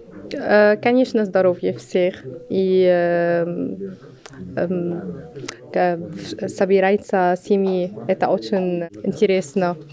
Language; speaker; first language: Russian; non-native, learner; Arabic